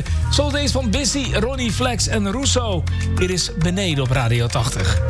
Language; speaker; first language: Dutch; native; Dutch